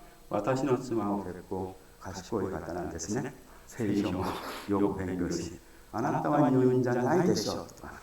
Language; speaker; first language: Japanese; non-native, fluent; Korean